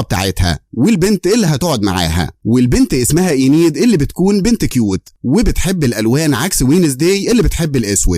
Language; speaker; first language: Arabic; native; Arabic